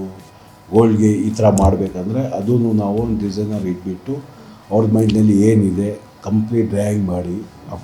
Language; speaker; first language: Kannada; non-native, local second language; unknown